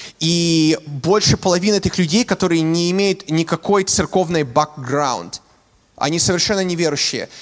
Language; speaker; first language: Russian; early bilingual, heritage; Russian